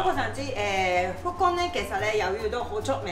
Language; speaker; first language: Cantonese; non-native, fluent; Japanese